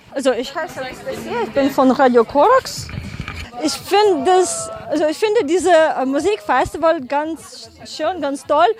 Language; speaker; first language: German; non-native, learner; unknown